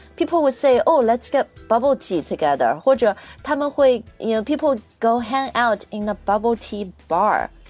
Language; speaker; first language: English; non-native, fluent; Chinese